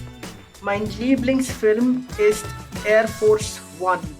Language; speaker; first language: German; non-native, fluent; Marathi